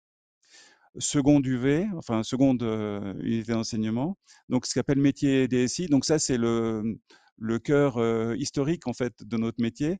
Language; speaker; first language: French; native; French